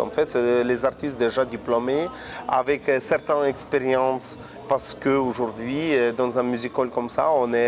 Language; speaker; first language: French; non-native, fluent; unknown